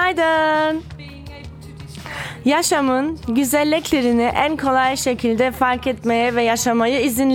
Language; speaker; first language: Turkish; early bilingual, heritage; German